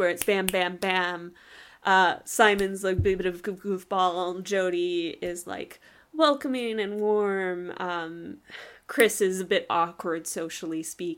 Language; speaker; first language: English; native; English